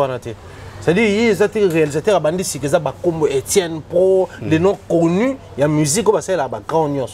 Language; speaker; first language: French; non-native, local second language; Lingala